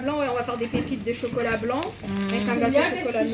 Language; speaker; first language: French; native; French